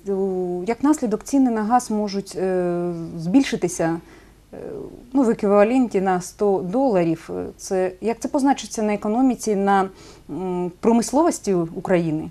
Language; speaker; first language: Ukrainian; native; Ukrainian